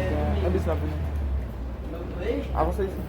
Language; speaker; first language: Portuguese; non-native, learner; Haitian Creole